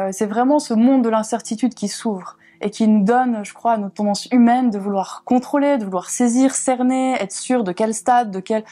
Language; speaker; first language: French; native; French